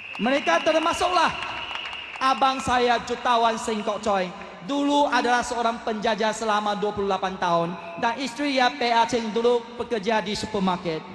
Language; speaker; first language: Malay; non-native, local second language; Chinese